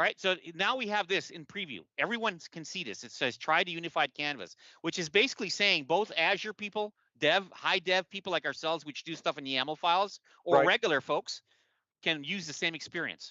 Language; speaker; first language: English; native; English